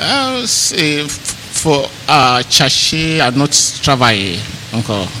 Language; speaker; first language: French; non-native, learner; English